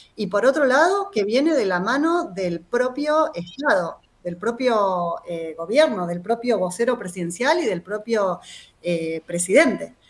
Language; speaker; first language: Spanish; native; Spanish